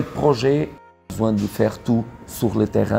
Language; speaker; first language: French; non-native, learner; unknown